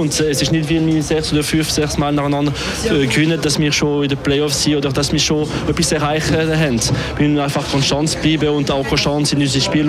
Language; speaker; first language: German; non-native, local second language; French